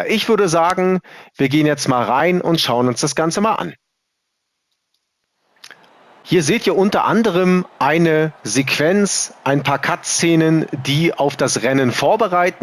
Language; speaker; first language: German; native; German